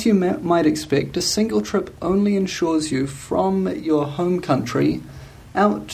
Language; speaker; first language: English; native; English